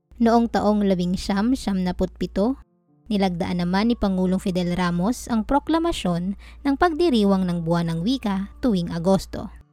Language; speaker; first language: Filipino; non-native, local second language; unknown